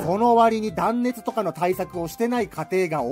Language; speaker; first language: Japanese; native; Japanese